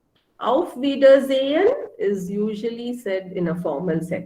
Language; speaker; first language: German; non-native, fluent; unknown